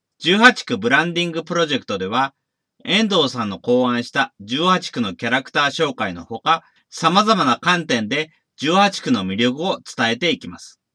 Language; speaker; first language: Japanese; native; Japanese